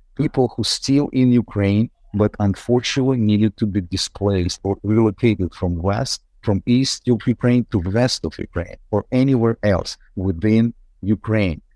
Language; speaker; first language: English; non-native, fluent; Ukrainian